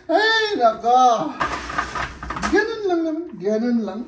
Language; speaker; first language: Filipino; native; Filipino